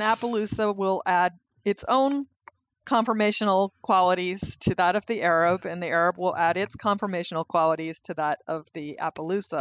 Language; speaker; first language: English; native; English